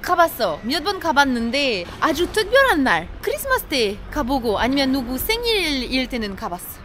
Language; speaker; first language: Korean; non-native, fluent; French